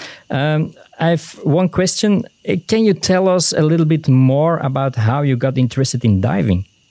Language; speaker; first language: English; non-native, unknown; Dutch